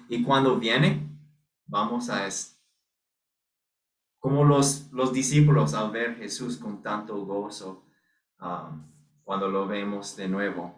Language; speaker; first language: Spanish; non-native, fluent; English